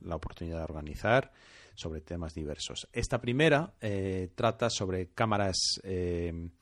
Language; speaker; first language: Spanish; non-native, fluent; French